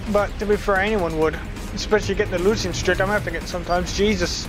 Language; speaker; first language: English; native; English